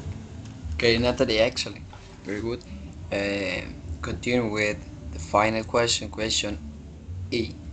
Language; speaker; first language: English; non-native, fluent; Spanish